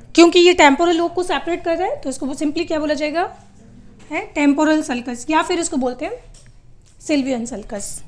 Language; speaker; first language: Hindi; native; Hindi